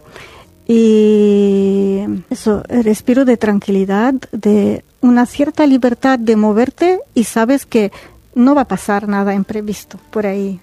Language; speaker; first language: Spanish; non-native, fluent; Arabic